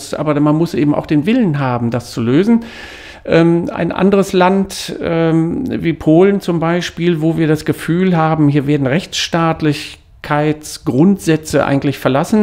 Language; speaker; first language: German; native; German